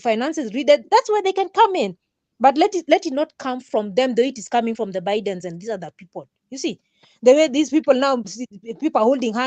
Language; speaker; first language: English; non-native, local second language; Swahili